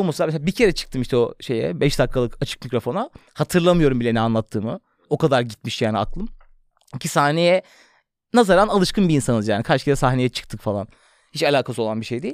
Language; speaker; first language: Turkish; native; Turkish